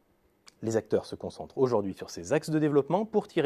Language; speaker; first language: French; native; French